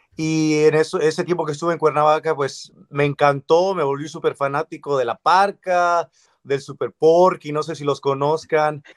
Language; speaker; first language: Spanish; early bilingual, other home language; English